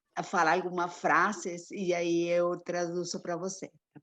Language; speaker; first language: Portuguese; non-native, fluent; Spanish